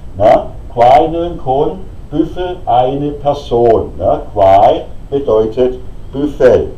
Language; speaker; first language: German; native; German